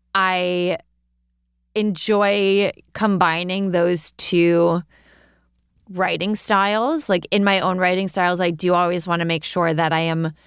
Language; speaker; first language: English; native; English